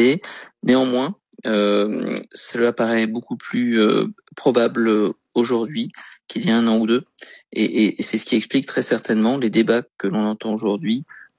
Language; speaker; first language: French; native; French